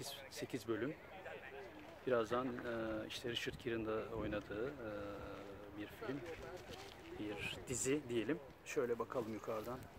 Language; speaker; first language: Turkish; native; Turkish